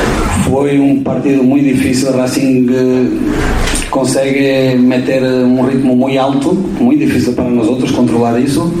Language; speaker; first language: Portuguese; non-native, learner; Spanish